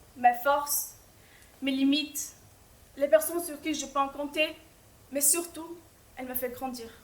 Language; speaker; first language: French; non-native, fluent; Albanian